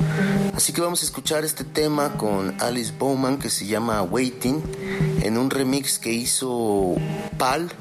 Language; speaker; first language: Spanish; native; Spanish